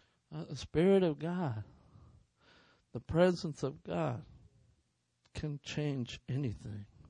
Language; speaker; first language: English; early bilingual, other home language; Spanish